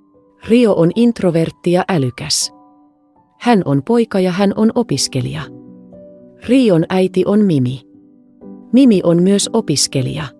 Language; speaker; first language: Finnish; non-native, fluent; Vietnamese